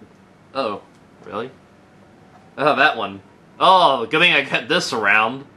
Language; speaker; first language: English; native; English